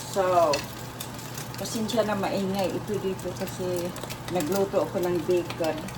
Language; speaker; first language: Filipino; non-native, local second language; Cebuano